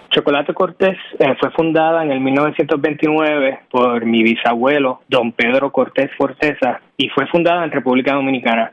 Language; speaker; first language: Spanish; native; Spanish